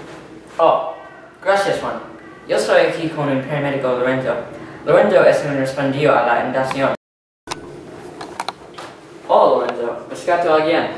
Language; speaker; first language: Spanish; non-native, learner; English